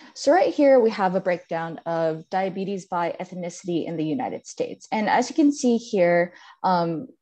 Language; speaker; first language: English; native; English